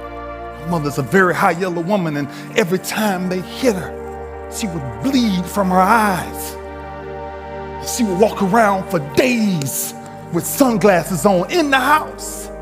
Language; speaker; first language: English; native; English